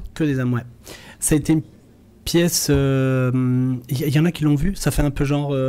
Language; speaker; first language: French; early bilingual, other home language; Arabic